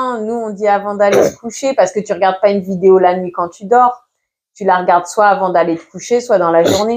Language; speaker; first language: French; native; French